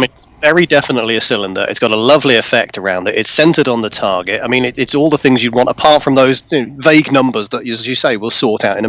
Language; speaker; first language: English; native; English